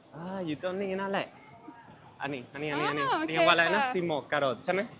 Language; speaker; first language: Thai; non-native, learner; Spanish